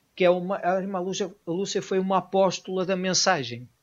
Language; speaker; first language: Portuguese; native; Portuguese